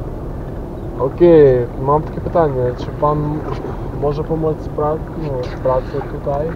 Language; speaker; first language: Polish; non-native, learner; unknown